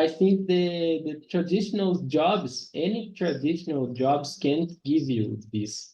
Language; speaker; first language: English; non-native, learner; Portuguese